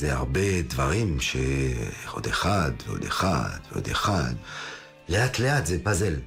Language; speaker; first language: Hebrew; non-native, fluent; French